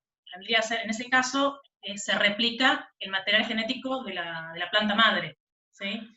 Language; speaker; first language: Spanish; native; Spanish